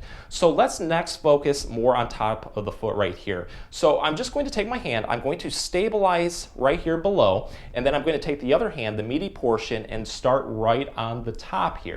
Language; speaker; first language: English; native; English